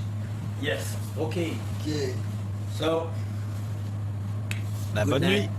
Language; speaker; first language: French; native; French